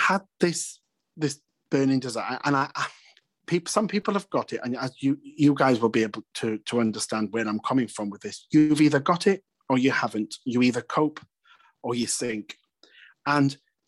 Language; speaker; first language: English; native; English